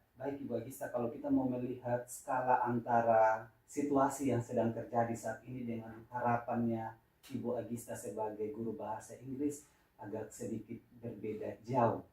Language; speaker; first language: Indonesian; non-native, local second language; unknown